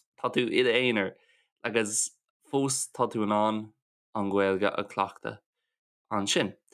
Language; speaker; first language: Irish; non-native, local second language; English